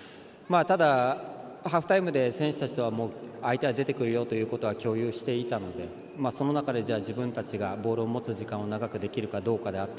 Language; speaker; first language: Japanese; native; Japanese